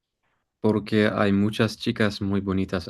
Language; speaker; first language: Spanish; non-native, learner; English